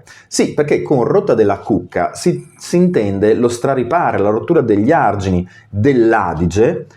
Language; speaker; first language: Italian; native; Italian